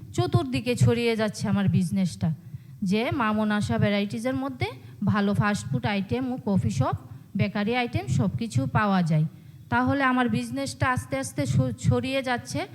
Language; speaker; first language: Bangla; native; Bangla